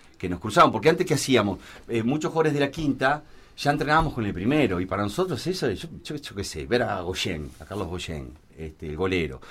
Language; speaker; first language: Spanish; native; Spanish